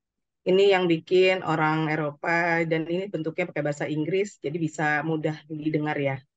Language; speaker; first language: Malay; non-native, fluent; Japanese